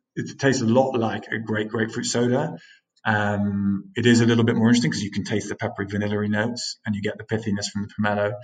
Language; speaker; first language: English; native; English